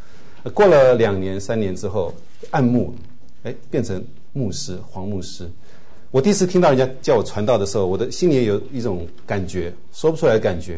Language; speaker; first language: Chinese; native; Chinese